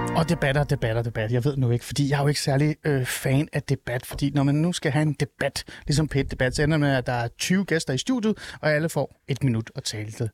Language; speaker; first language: Danish; early bilingual, other home language; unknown